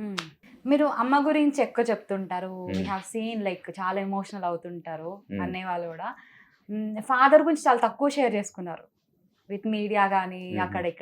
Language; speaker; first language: Telugu; native; Telugu